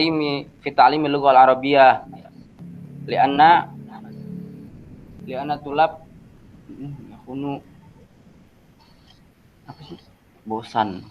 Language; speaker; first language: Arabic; non-native, learner; Indonesian